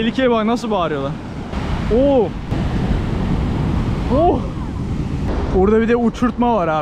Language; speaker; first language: Turkish; native; Turkish